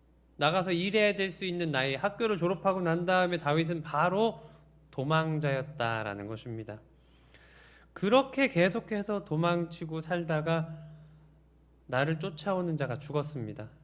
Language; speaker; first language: Korean; native; Korean